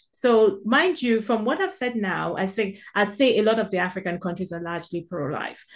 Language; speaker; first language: English; non-native, local second language; Igbo